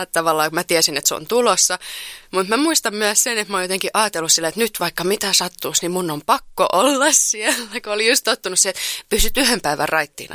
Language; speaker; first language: Finnish; native; Finnish